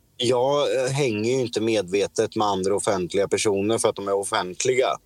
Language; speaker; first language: Swedish; native; Swedish